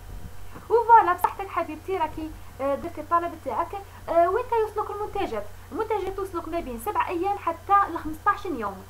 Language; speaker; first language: Arabic; native; Arabic